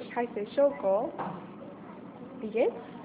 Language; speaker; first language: German; non-native, learner; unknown